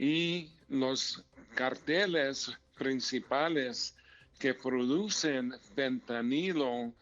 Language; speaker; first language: Spanish; early bilingual, heritage; Spanish